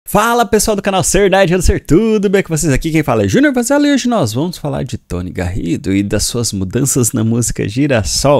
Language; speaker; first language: Portuguese; native; Portuguese